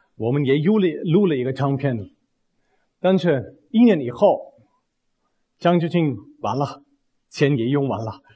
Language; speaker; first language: Chinese; non-native, fluent; German